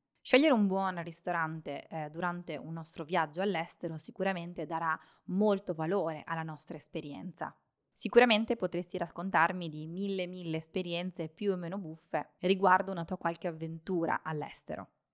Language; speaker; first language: Italian; native; Italian